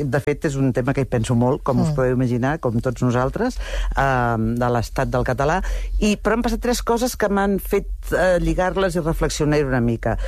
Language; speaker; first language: Catalan; native; Catalan